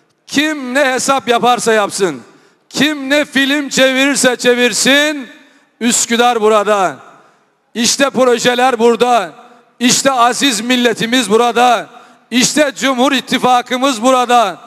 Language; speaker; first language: Turkish; native; Turkish